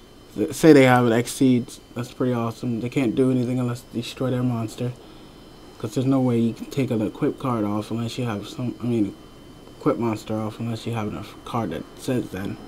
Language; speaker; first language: English; native; English